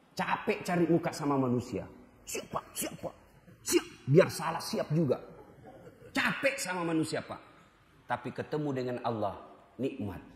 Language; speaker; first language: Indonesian; non-native, local second language; Buginese